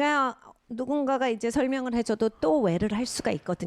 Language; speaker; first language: Korean; native; Korean